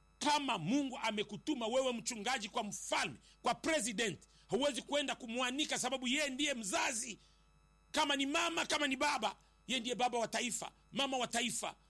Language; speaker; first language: Swahili; native; Swahili